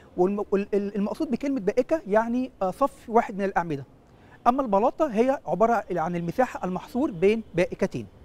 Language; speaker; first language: Arabic; native; Arabic